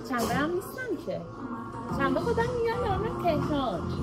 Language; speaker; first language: Persian; native; Persian